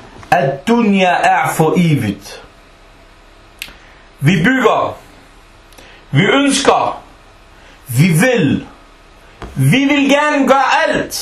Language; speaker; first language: Danish; early bilingual, other home language; Arabic